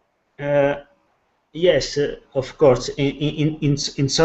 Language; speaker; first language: English; non-native, learner; Italian